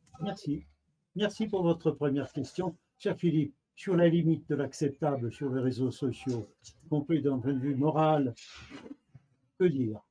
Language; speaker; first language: French; native; French